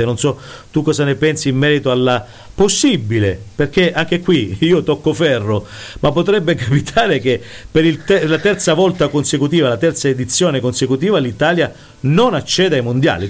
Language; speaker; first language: Italian; native; Italian